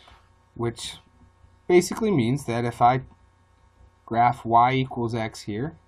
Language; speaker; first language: English; native; English